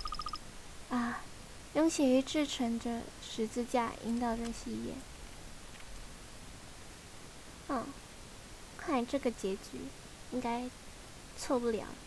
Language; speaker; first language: Chinese; native; Chinese